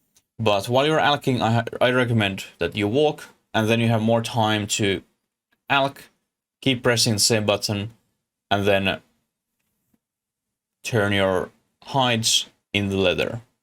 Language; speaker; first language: English; non-native, learner; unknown